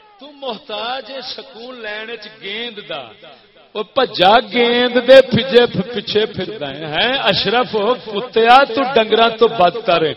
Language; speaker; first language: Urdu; non-native, local second language; Punjabi